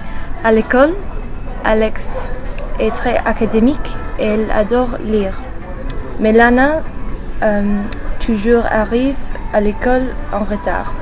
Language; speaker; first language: French; non-native, learner; English